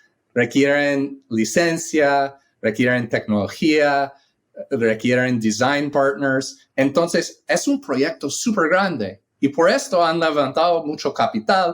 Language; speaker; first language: Spanish; non-native, fluent; English